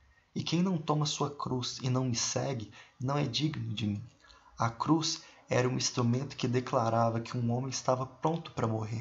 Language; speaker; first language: Portuguese; native; Portuguese